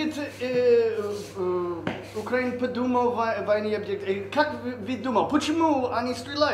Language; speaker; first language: Russian; non-native, learner; English